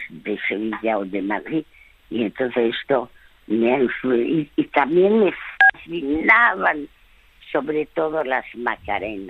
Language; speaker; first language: Spanish; early bilingual, other home language; French